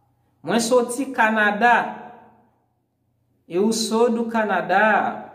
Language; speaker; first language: Portuguese; non-native, fluent; Haitian Creole